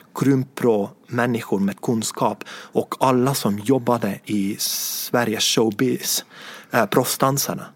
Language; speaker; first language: Swedish; non-native, fluent; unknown